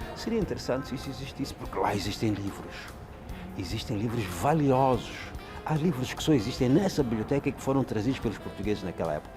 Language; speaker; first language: Portuguese; non-native, local second language; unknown